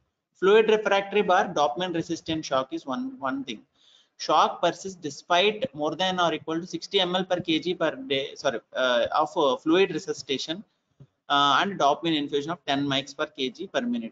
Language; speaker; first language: English; non-native, local second language; Telugu